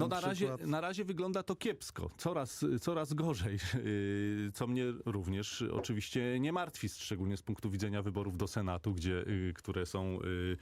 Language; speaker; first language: Polish; native; Polish